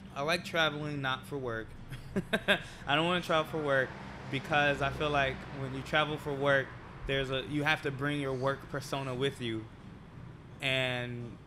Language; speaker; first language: English; native; English